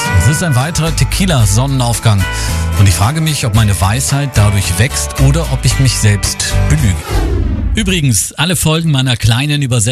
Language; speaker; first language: German; native; German